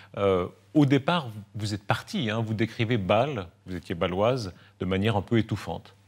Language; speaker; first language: French; native; French